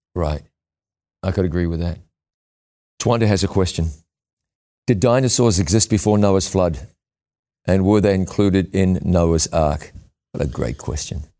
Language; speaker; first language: English; native; English